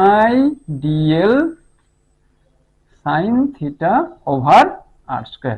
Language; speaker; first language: English; non-native, local second language; Hindi